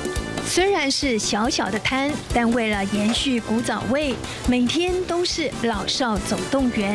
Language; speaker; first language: Chinese; native; Chinese